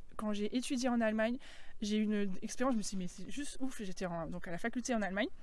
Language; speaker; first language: French; native; French